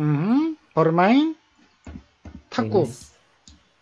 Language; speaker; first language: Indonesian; non-native, learner; Korean